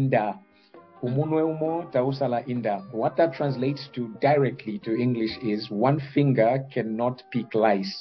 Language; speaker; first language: English; non-native, local second language; Bemba